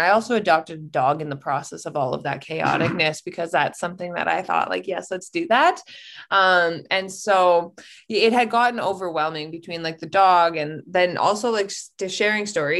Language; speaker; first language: English; native; English